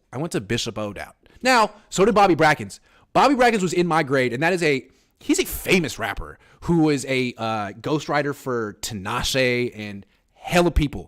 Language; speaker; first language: English; native; English